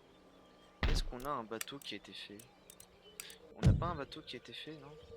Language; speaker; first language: French; native; French